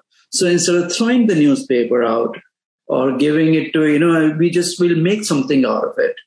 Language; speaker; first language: English; non-native, local second language; Urdu